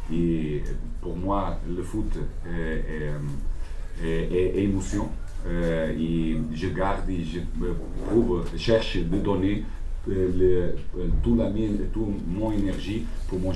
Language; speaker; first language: French; non-native, learner; Portuguese